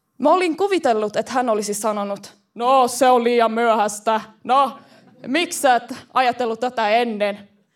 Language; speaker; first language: Finnish; early bilingual, heritage; Swedish